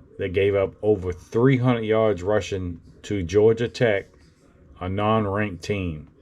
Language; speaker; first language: English; native; English